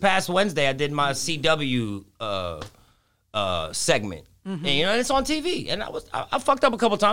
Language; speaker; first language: English; early bilingual, other home language; Greek